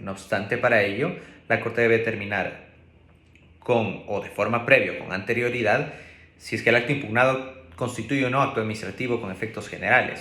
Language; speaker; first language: Spanish; native; Spanish